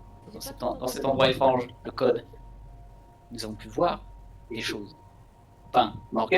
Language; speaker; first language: French; native; French